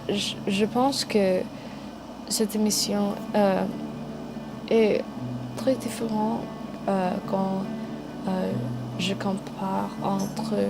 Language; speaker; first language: French; non-native, learner; English